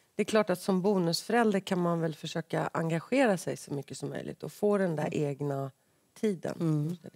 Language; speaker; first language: Swedish; native; Swedish